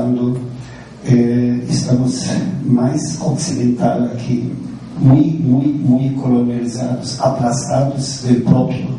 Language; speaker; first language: Spanish; non-native, fluent; German